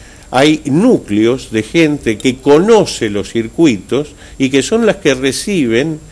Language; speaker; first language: Spanish; native; Spanish